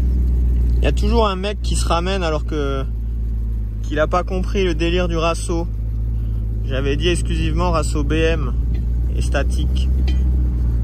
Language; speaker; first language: French; native; French